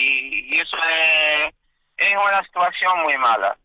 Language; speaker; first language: Spanish; non-native, fluent; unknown